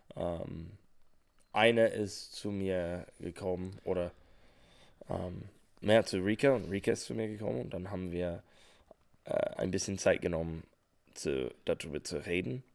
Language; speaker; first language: German; non-native, fluent; English